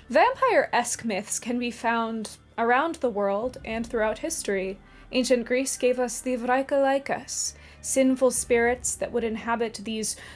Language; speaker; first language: English; native; English